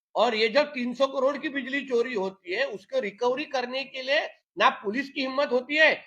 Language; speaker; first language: Hindi; non-native, local second language; Marathi